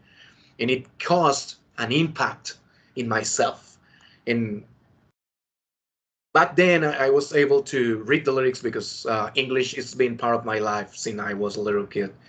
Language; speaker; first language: English; non-native, fluent; Spanish